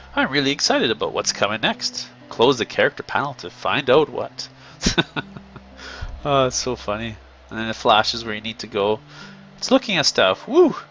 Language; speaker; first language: English; native; English